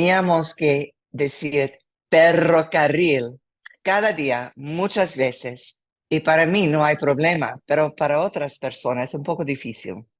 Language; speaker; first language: Spanish; non-native, learner; English